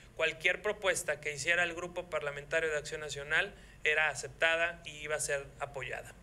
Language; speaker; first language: Spanish; native; Spanish